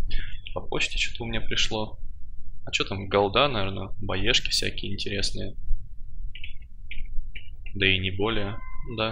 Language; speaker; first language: Russian; native; Russian